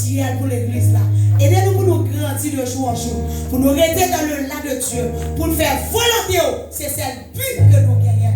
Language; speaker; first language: French; non-native, local second language; Haitian Creole